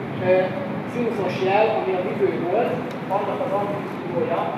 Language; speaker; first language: Hungarian; native; Hungarian